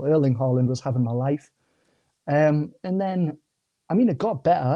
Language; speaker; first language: English; native; English